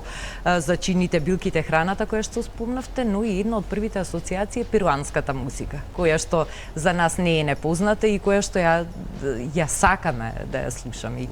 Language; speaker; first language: Macedonian; native; Macedonian